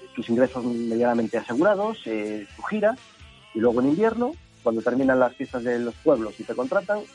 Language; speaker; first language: Spanish; native; Spanish